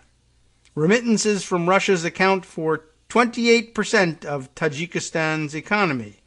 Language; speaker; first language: English; native; English